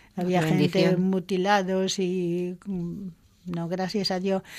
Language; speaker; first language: Spanish; native; Spanish